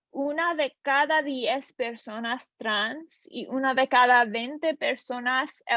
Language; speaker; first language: Spanish; non-native, learner; English